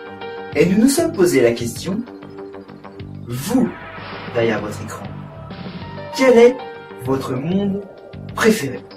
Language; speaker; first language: French; native; French